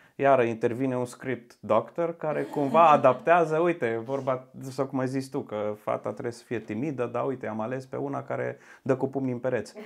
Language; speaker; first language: Romanian; early bilingual, heritage; Romanian